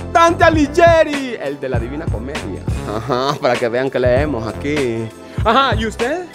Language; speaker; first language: Spanish; native; Spanish